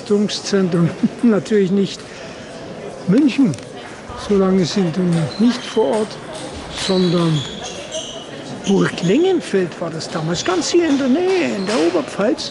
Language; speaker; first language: German; native; German